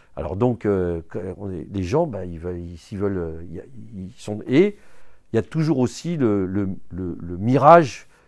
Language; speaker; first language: French; early bilingual, other home language; Bangla